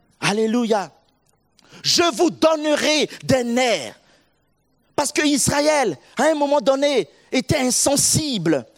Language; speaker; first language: French; non-native, local second language; Sango